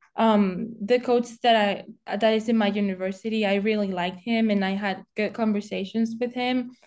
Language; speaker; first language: English; non-native, fluent; Spanish